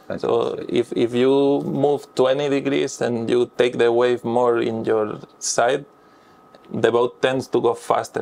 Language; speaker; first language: English; non-native, fluent; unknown